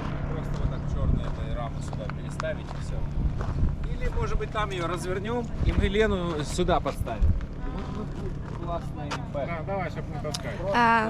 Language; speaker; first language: Russian; native; Russian